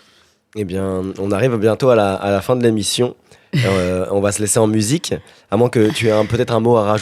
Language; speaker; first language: French; native; French